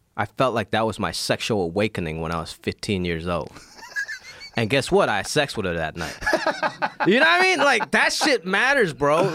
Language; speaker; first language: English; non-native, local second language; Cantonese